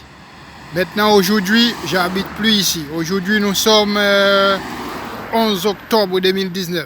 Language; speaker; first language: French; non-native, local second language; Haitian Creole